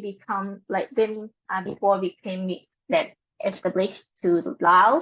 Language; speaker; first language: English; non-native, learner; Lao